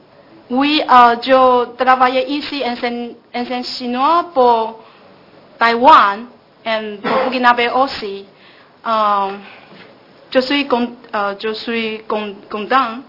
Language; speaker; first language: French; non-native, learner; Chinese